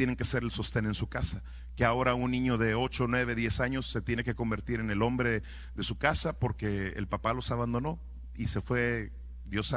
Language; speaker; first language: Spanish; native; Spanish